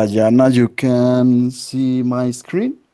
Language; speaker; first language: English; non-native, learner; Spanish